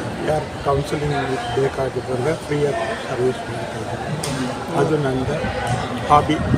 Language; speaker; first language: Kannada; non-native, learner; Tamil